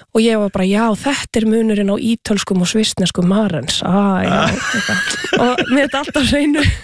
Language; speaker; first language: Icelandic; native; Icelandic